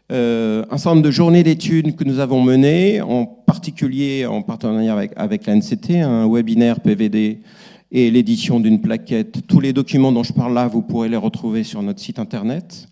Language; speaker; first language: French; native; French